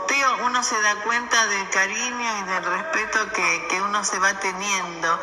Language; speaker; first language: Spanish; native; Spanish